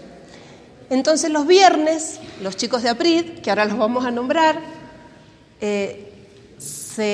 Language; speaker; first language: Spanish; native; Spanish